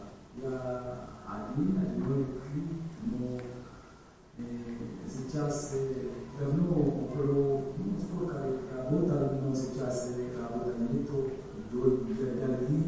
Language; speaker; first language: Russian; non-native, learner; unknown